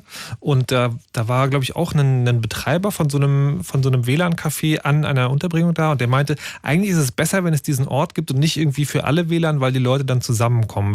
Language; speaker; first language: German; native; German